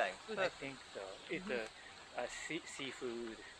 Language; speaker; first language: English; non-native, fluent; Japanese